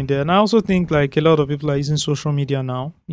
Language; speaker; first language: English; non-native, local second language; Yoruba